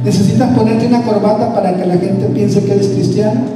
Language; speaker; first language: Spanish; native; Spanish